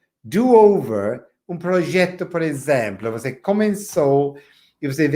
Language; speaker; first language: Portuguese; non-native, fluent; English